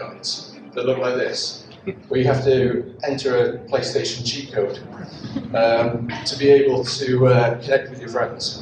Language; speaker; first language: English; native; English